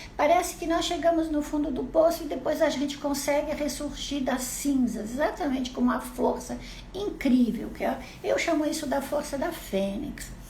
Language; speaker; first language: Portuguese; non-native, fluent; Italian